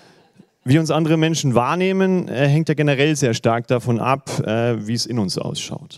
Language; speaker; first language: German; native; German